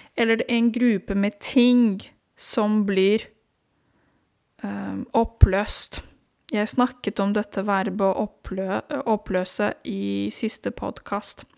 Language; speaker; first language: Norwegian; non-native, fluent; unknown